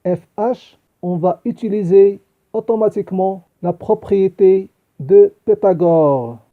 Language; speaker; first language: French; non-native, local second language; Arabic